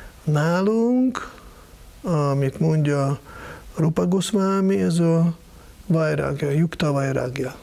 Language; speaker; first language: Hungarian; non-native, fluent; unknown